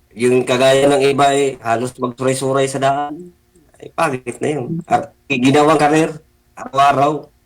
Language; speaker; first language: Filipino; non-native, local second language; Cebuano